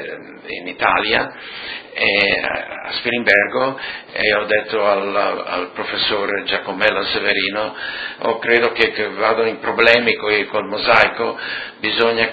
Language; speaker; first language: Italian; non-native, local second language; Friulian